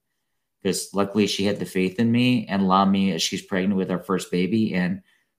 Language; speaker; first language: English; native; English